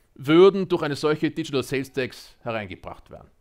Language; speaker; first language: German; native; German